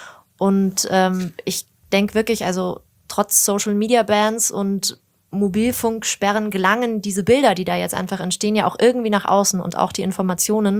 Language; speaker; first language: German; native; German